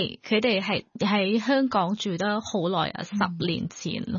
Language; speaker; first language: Cantonese; non-native, learner; Thai